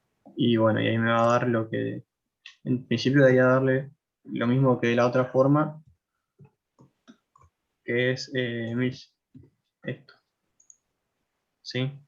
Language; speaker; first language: Spanish; native; Spanish